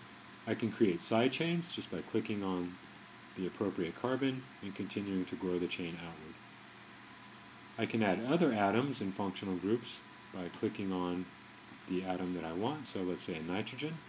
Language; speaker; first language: English; native; English